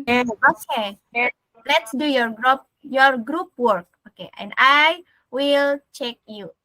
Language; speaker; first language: English; non-native, learner; Indonesian